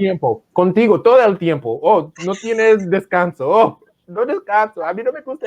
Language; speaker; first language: Spanish; non-native, fluent; English